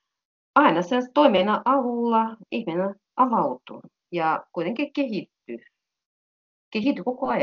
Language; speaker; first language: Finnish; non-native, fluent; Russian